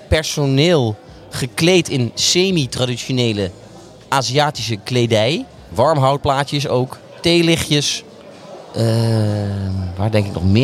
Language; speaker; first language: Dutch; native; Dutch